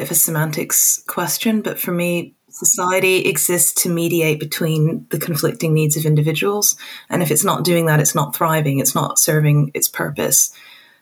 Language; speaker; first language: English; native; English